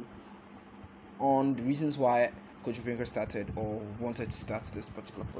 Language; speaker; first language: English; non-native, local second language; Akan